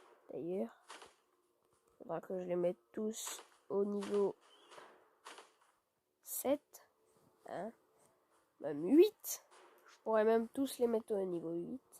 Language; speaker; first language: French; native; French